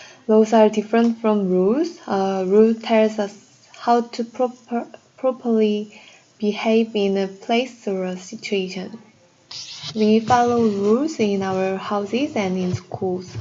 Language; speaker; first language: English; non-native, learner; Korean